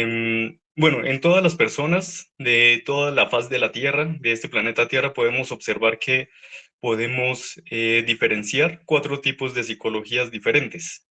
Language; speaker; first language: Spanish; native; Spanish